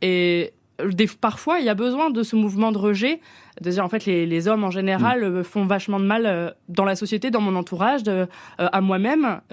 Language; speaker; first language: French; native; French